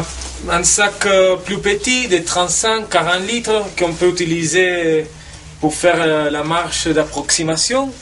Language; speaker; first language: French; non-native, fluent; Spanish